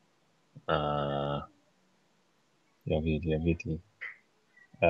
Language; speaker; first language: Swedish; non-native, learner; English